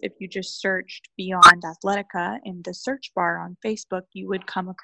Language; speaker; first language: English; native; English